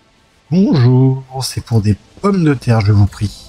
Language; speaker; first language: French; native; French